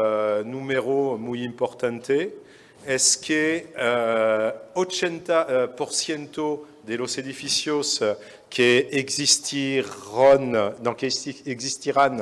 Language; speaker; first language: Spanish; non-native, fluent; French